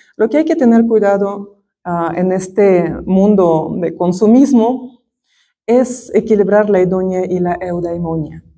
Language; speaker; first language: Spanish; non-native, fluent; Russian